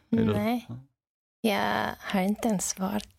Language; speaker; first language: Swedish; non-native, fluent; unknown